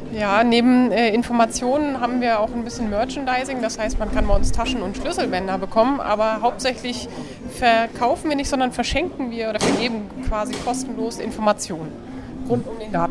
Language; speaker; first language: German; native; German